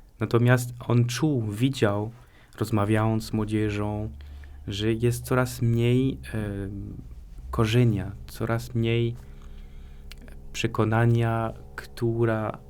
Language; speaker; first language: Polish; non-native, fluent; French